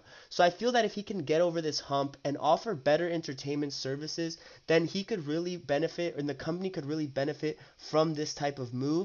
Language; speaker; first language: English; native; English